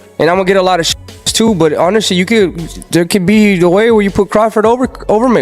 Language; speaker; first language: English; native; English